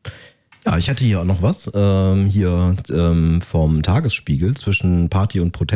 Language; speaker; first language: German; native; German